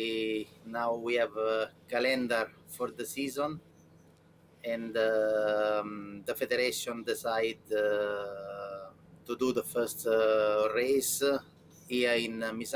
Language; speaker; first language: English; non-native, learner; Italian